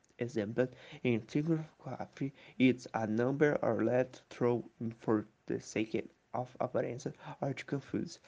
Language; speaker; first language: English; non-native, learner; Portuguese